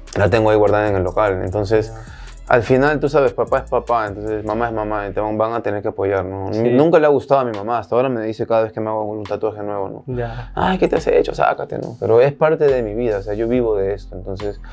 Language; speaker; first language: Spanish; early bilingual, heritage; Spanish